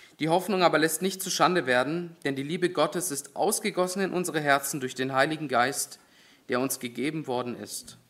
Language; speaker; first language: German; native; German